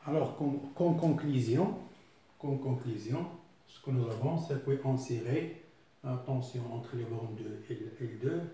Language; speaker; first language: French; non-native, local second language; Arabic